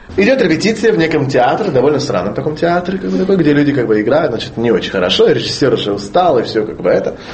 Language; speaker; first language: Russian; non-native, fluent; Hebrew